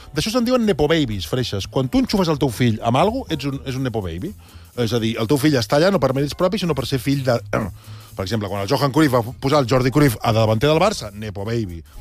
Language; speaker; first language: Catalan; native; Catalan